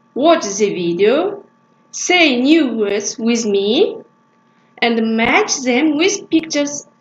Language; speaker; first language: English; non-native, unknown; Kazakh